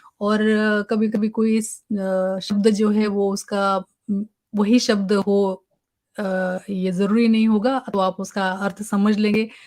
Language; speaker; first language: Hindi; non-native, local second language; Marathi